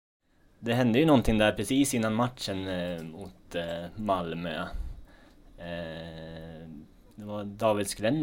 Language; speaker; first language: Swedish; native; Swedish